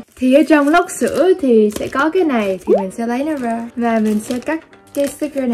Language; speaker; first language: Vietnamese; early bilingual, heritage; Vietnamese